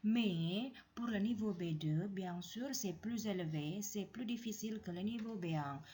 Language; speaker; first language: French; non-native, fluent; Indonesian